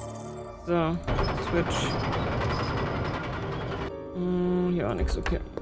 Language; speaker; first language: German; native; German